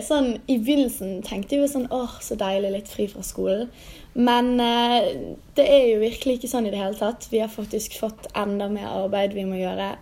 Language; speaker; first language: Norwegian; native; Norwegian